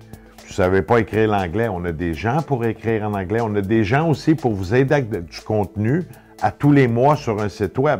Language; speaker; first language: French; native; French